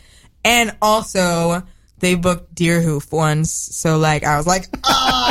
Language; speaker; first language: English; non-native, fluent; Hebrew